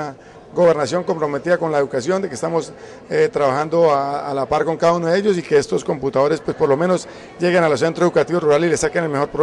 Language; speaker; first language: Spanish; native; Spanish